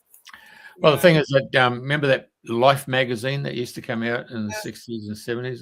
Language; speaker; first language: English; native; English